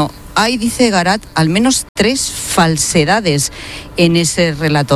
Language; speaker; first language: Spanish; native; Spanish